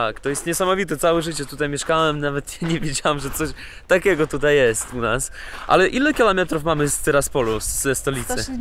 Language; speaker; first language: Polish; non-native, learner; Russian